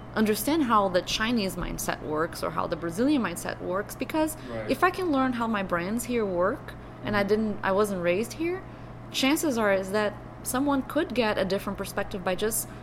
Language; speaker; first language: English; non-native, fluent; Portuguese